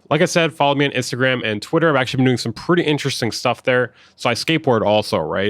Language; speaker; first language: English; native; English